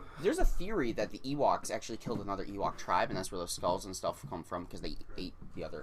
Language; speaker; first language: English; native; English